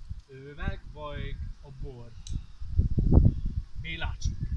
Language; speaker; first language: Hungarian; non-native, learner; Welsh